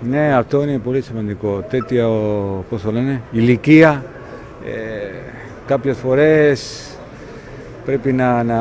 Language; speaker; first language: Greek; non-native, learner; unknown